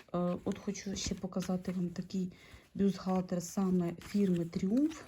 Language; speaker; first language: Ukrainian; non-native, local second language; Russian